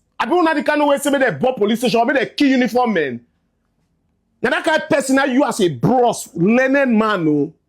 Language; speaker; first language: Nigerian Pidgin; native; Nigerian Pidgin